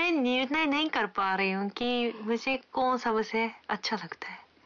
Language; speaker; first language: Hindi; non-native, fluent; Japanese